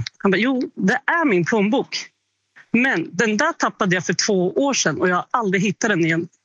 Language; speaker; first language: Swedish; native; Swedish